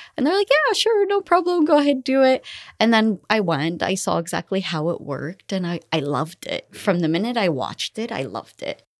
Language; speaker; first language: English; early bilingual, other home language; Arabic